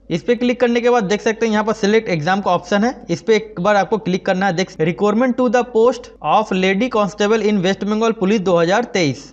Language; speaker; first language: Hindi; non-native, local second language; Bangla